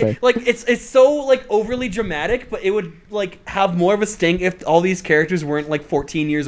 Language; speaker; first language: English; native; English